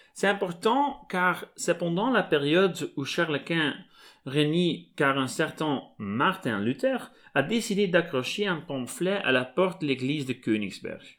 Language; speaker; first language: French; non-native, local second language; Dutch